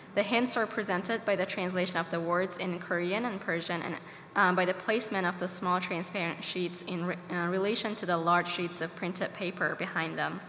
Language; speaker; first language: English; non-native, fluent; Persian